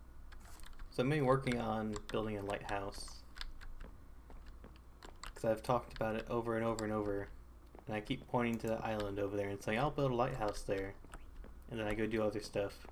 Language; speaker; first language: English; native; English